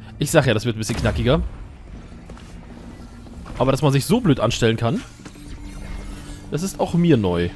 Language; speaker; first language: German; native; German